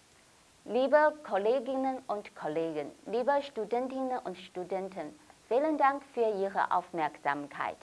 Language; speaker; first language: German; non-native, fluent; Chinese